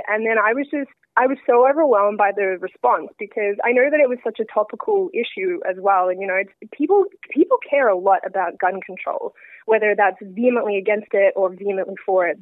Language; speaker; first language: English; native; English